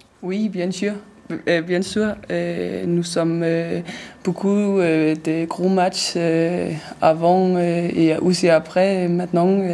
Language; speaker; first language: French; non-native, learner; Danish